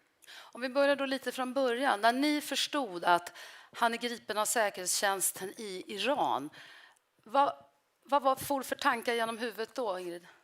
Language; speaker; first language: Swedish; native; Swedish